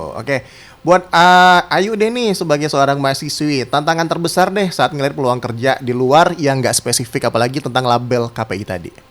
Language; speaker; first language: Indonesian; native; Indonesian